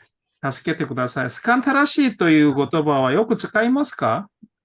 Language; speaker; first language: Japanese; non-native, fluent; Korean